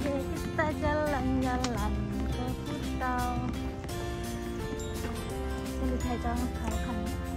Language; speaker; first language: Chinese; non-native, learner; Indonesian